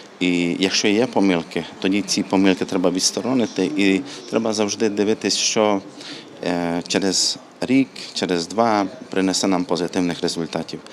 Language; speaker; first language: Ukrainian; non-native, local second language; Hungarian